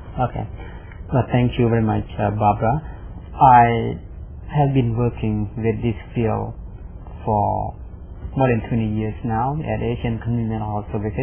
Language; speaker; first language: English; non-native, fluent; Khmer